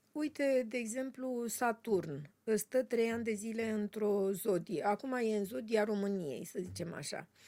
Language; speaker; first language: Romanian; native; Romanian